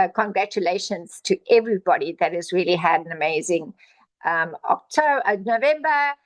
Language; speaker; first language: English; non-native, local second language; Afrikaans